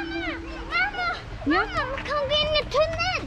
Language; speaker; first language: Swedish; early bilingual, other home language; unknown